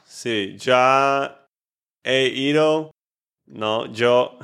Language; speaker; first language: Spanish; non-native, learner; English